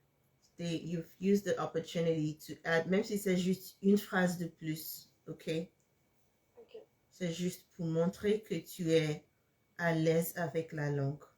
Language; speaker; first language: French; non-native, fluent; English